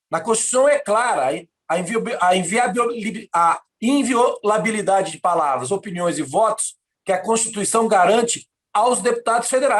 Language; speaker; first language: Portuguese; native; Portuguese